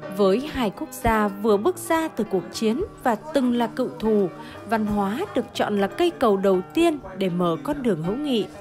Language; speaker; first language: Vietnamese; native; Vietnamese